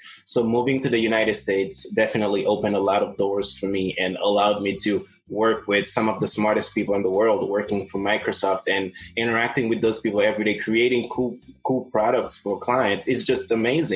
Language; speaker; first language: English; non-native, fluent; Haitian Creole